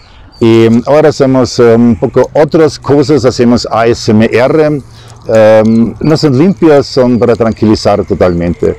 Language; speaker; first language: Spanish; non-native, learner; German